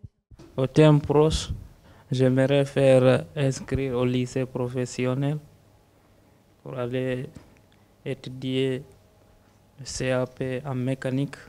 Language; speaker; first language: French; non-native, learner; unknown